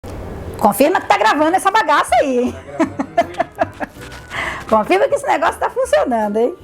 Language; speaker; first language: Portuguese; native; Portuguese